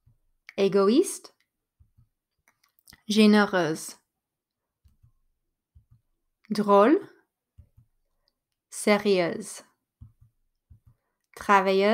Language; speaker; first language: French; non-native, fluent; English